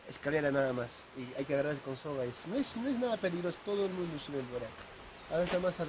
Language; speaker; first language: Spanish; native; Spanish